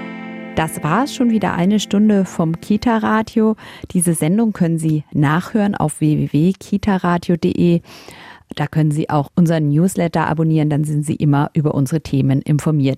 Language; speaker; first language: German; native; German